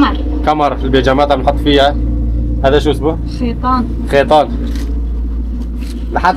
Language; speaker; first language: Arabic; non-native, local second language; Kurdish